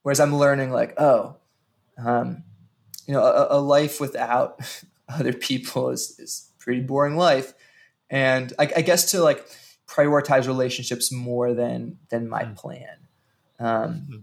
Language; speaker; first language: English; native; English